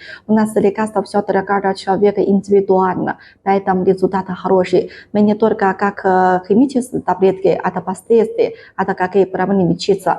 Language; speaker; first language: Russian; non-native, learner; Chinese